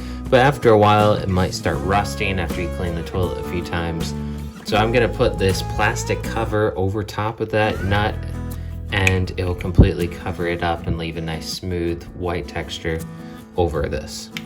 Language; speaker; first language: English; native; English